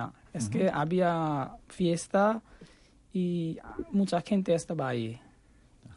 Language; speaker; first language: Spanish; non-native, learner; Bangla